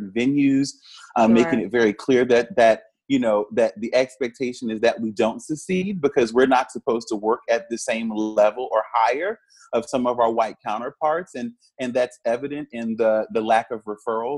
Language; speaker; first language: English; native; English